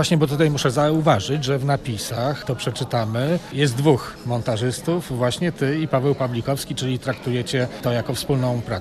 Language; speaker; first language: Polish; native; Polish